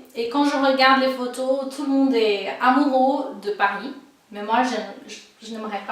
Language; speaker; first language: French; non-native, fluent; Portuguese